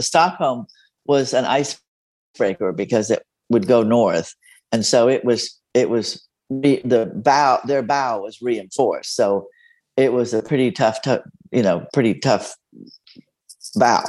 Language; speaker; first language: English; non-native, fluent; Spanish